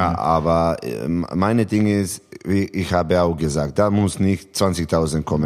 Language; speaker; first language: German; non-native, learner; Serbian